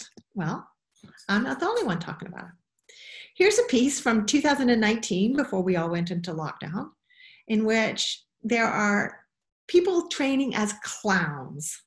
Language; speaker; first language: English; native; English